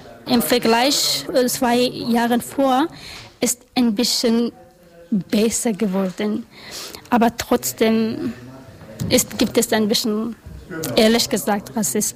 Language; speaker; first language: German; non-native, learner; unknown